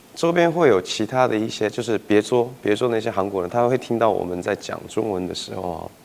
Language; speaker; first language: Chinese; early bilingual, heritage; Chinese